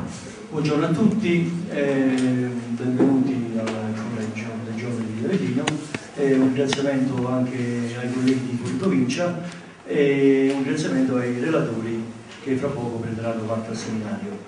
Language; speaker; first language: Italian; native; Italian